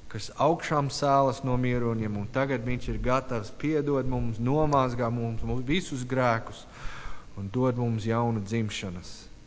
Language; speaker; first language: Latvian; non-native, learner; English